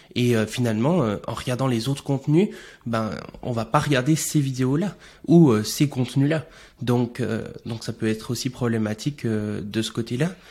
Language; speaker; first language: French; native; French